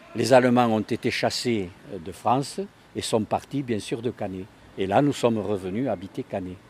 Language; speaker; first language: French; native; French